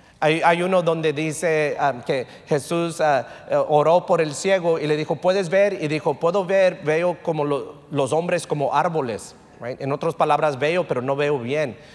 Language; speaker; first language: Spanish; early bilingual, heritage; Spanish